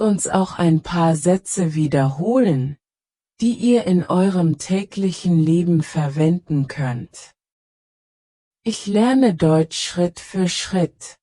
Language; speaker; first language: German; native; German